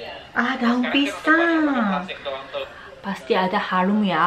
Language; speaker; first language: Indonesian; non-native, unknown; Japanese